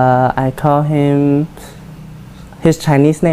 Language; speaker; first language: English; non-native, learner; Chinese